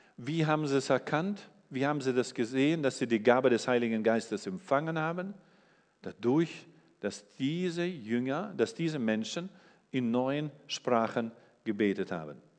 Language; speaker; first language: German; non-native, fluent; English